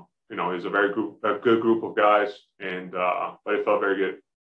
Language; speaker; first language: English; non-native, fluent; Italian